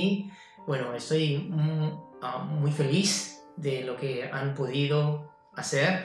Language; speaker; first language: Spanish; non-native, fluent; Chinese